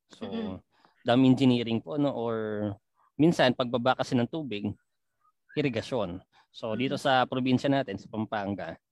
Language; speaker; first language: Filipino; non-native, local second language; Pampanga